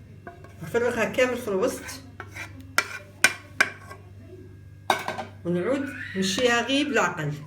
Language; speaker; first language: Arabic; native; Arabic